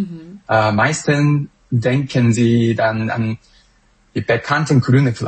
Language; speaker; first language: German; non-native, fluent; Korean